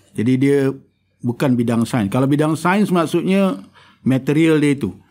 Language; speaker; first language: Malay; native; Malay